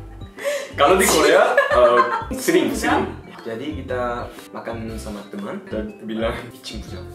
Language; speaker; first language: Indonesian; non-native, learner; Korean